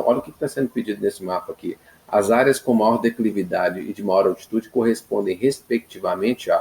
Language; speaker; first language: Portuguese; native; Portuguese